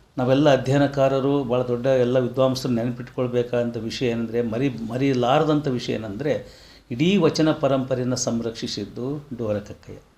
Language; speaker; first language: Kannada; native; Kannada